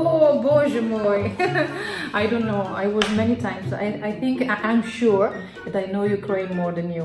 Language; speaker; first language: English; non-native, fluent; Italian